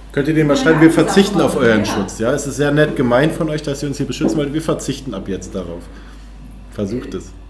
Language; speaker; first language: German; native; German